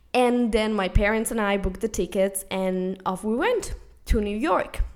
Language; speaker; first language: English; non-native, fluent; Spanish